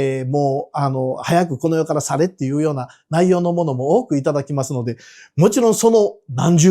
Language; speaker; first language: Japanese; native; Japanese